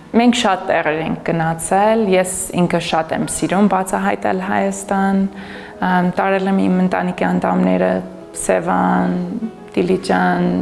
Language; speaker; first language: Armenian; non-native, fluent; English